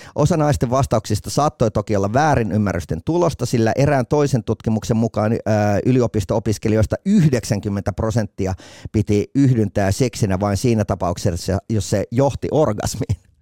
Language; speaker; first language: Finnish; native; Finnish